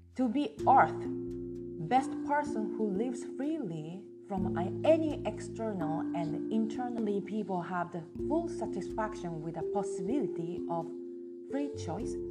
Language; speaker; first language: English; non-native, fluent; Japanese